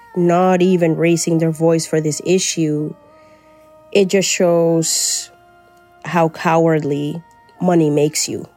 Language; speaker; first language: English; non-native, fluent; Spanish